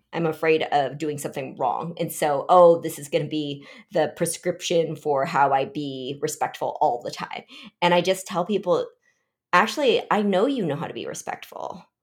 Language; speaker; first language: English; early bilingual, other home language; Vietnamese